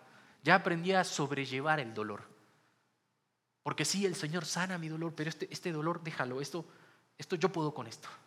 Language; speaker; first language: Spanish; native; Spanish